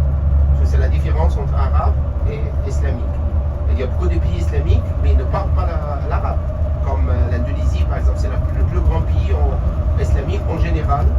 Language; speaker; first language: French; non-native, fluent; Arabic